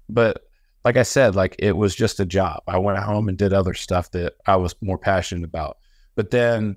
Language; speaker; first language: English; native; English